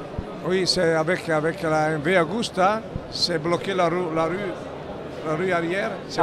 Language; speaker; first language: French; non-native, learner; Italian